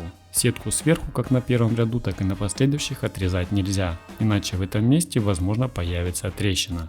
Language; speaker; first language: Russian; native; Russian